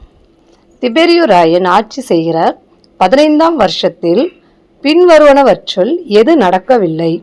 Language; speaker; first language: Tamil; native; Tamil